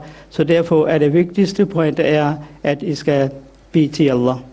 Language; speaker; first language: Danish; non-native, fluent; Urdu